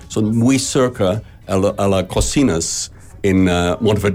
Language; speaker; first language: Spanish; non-native, learner; English